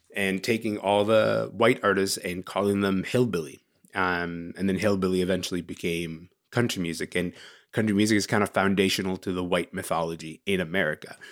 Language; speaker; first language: English; early bilingual, other home language; Arabic